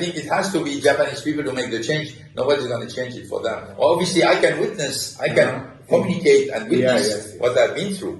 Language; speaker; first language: English; non-native, fluent; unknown